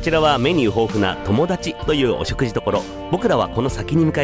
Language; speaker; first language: Japanese; native; Japanese